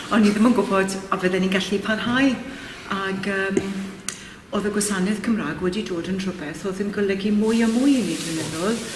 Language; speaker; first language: Welsh; native; Welsh